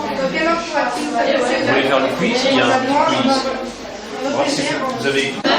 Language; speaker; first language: French; native; French